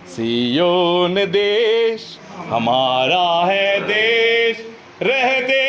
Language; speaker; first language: Hindi; non-native, local second language; Marathi